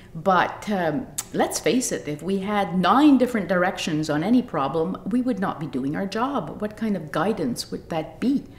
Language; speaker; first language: English; native; English